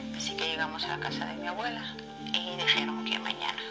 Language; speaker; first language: Spanish; non-native, fluent; Somali